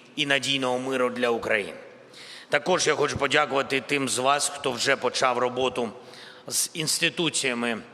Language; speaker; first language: Ukrainian; non-native, local second language; Russian